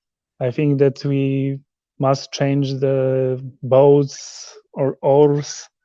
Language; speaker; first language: English; non-native, learner; Polish